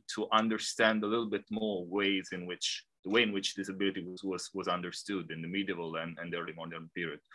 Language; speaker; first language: English; non-native, fluent; Italian